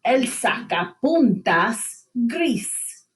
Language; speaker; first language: Spanish; non-native, fluent; English